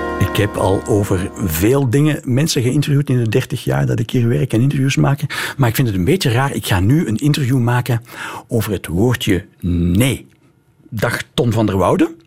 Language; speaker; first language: Dutch; native; Dutch